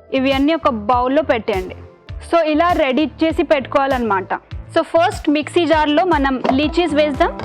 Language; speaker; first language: Telugu; non-native, local second language; Hindi